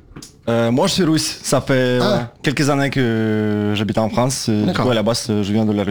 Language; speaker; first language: French; non-native, fluent; Russian